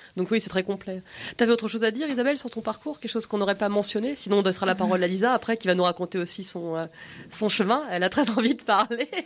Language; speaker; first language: French; native; French